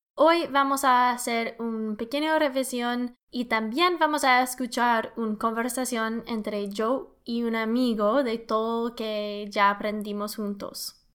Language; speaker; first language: Spanish; non-native, learner; English